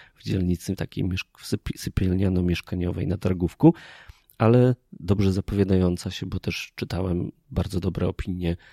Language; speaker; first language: Polish; native; Polish